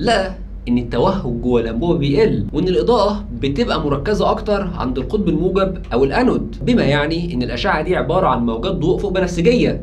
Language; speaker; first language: Arabic; native; Arabic